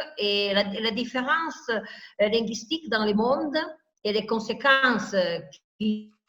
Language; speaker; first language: French; non-native, fluent; Italian